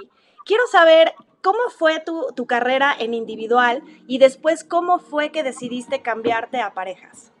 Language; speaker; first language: Spanish; native; Spanish